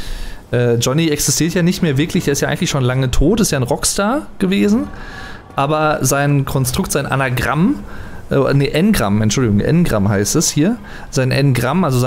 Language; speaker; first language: German; native; German